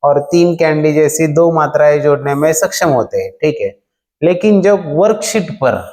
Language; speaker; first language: Hindi; non-native, local second language; Marathi